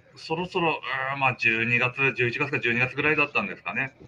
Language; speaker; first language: Japanese; native; Japanese